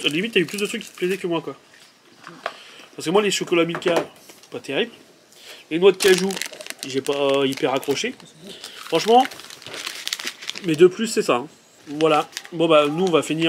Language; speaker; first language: French; native; French